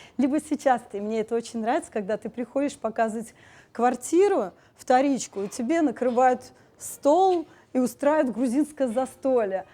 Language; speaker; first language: Russian; native; Russian